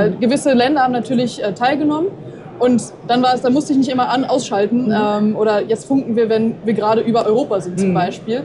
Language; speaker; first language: German; native; German